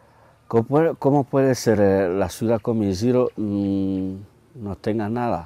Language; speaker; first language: Spanish; non-native, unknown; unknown